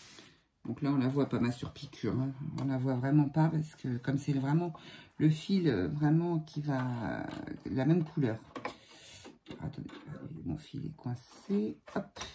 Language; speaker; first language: French; native; French